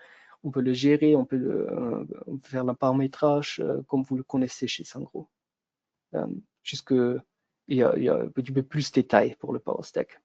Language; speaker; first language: French; non-native, local second language; German